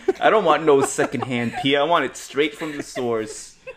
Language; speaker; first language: English; native; English